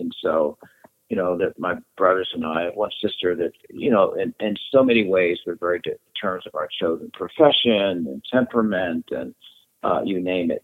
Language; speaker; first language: English; native; English